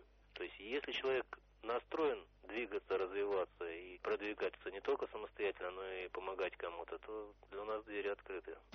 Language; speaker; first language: Russian; native; Russian